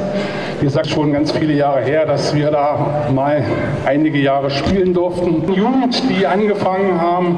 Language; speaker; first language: German; native; German